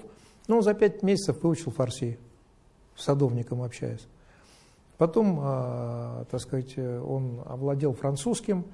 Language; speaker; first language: Russian; native; Russian